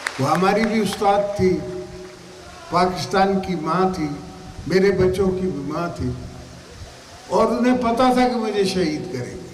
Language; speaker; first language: Urdu; non-native, local second language; Saraiki